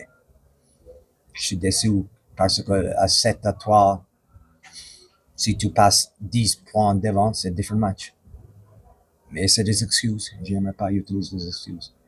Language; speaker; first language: French; non-native, fluent; English